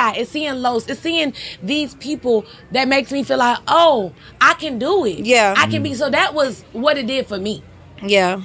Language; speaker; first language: English; native; English